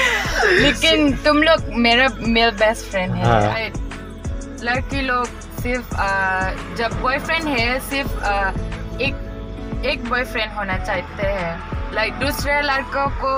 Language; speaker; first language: Hindi; non-native, learner; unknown